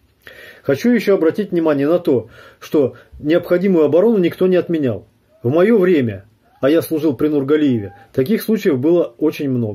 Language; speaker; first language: Russian; native; Russian